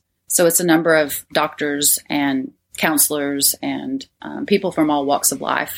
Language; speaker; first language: English; native; English